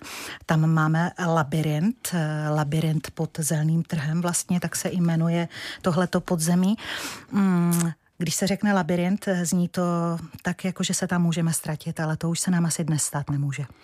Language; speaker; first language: Czech; native; Czech